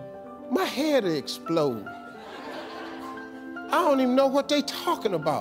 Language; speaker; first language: English; native; English